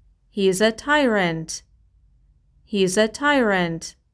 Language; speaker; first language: English; non-native, fluent; Persian